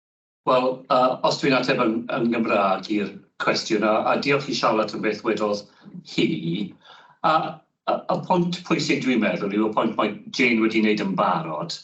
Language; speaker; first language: Welsh; non-native, fluent; English